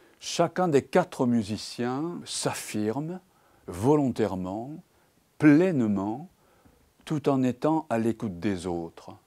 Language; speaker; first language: French; non-native, fluent; Japanese